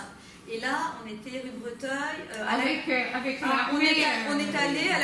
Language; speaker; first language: French; native; French